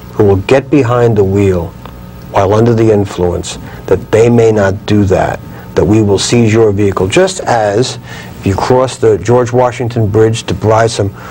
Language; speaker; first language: English; native; English